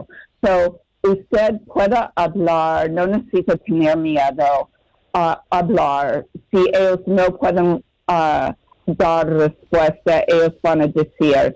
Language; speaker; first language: Spanish; non-native, fluent; English